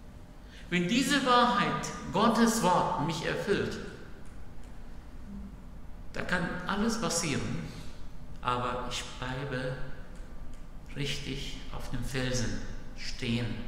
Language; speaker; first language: German; non-native, fluent; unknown